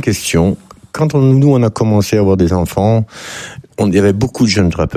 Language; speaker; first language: French; native; French